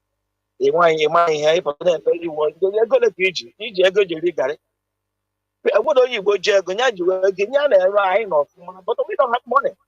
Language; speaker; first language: English; non-native, local second language; Igbo